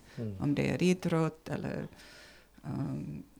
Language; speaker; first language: Swedish; non-native, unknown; English